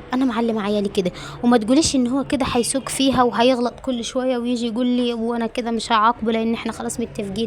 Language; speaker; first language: Arabic; native; Arabic